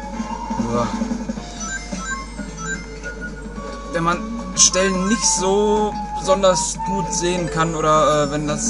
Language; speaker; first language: German; native; German